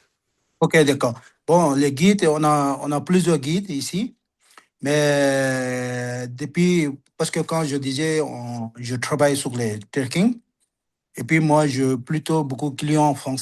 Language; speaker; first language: French; non-native, learner; Sherpa